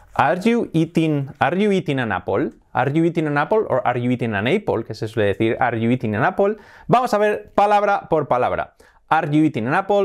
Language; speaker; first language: English; non-native, fluent; Spanish